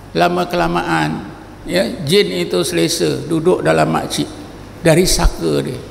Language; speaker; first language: Malay; native; Malay